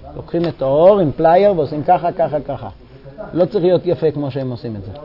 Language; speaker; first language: Hebrew; non-native, fluent; English